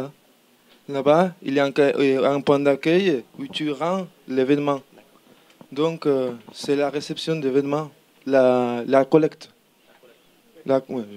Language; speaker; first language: French; non-native, learner; Spanish